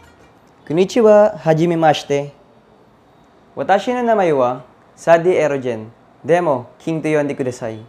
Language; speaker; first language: Japanese; non-native, learner; Filipino